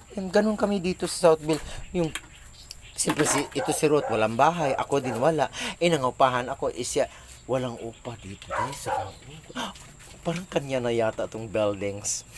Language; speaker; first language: Filipino; non-native, local second language; Cebuano